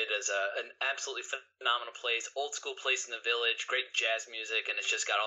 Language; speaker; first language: English; native; English